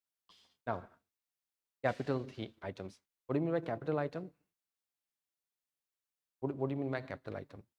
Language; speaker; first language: English; non-native, local second language; Odia